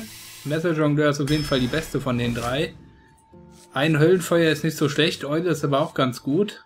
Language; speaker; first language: German; native; German